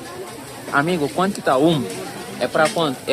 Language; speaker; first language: Portuguese; non-native, learner; Haitian Creole